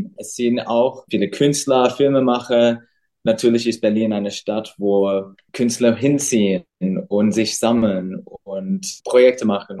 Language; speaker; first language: German; non-native, fluent; English